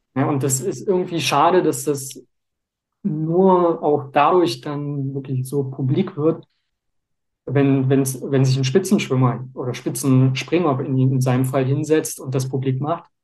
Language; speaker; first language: German; native; German